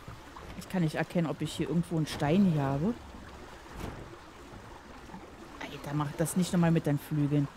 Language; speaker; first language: German; native; German